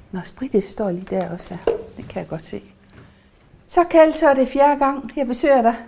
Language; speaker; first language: Danish; native; Danish